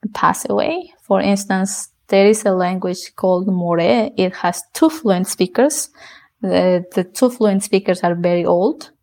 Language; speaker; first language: English; non-native, fluent; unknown